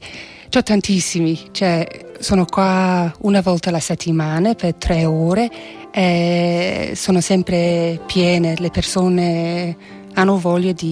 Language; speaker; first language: Italian; non-native, fluent; English